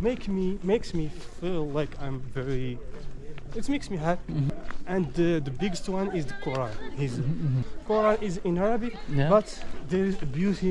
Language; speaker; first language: English; non-native, learner; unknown